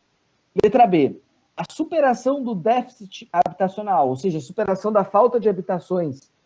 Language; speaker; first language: Portuguese; native; Portuguese